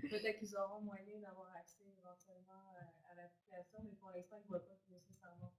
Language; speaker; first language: French; native; French